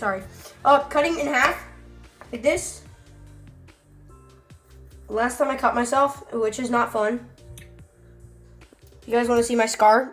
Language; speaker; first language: English; native; English